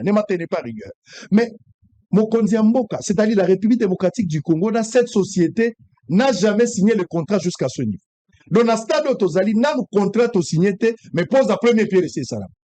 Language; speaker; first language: French; non-native, local second language; Lingala